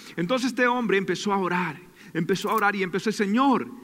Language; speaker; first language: Spanish; native; Spanish